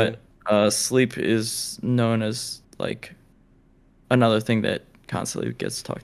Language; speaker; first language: English; native; English